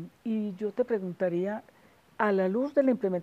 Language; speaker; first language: Spanish; native; Spanish